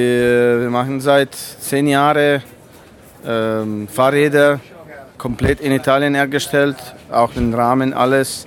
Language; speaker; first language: German; non-native, learner; Italian